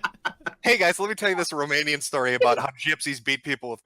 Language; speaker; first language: English; native; English